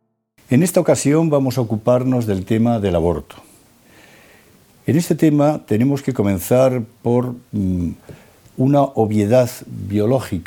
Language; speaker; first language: Spanish; native; Spanish